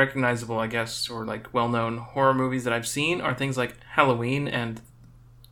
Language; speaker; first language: English; native; English